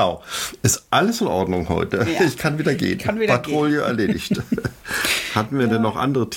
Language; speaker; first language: German; native; German